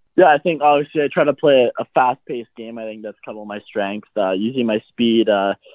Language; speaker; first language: English; native; English